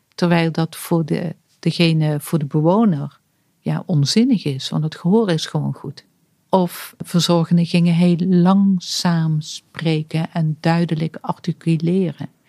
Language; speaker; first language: Dutch; native; Dutch